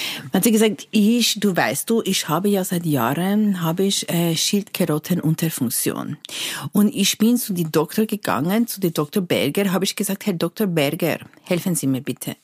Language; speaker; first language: German; early bilingual, other home language; Persian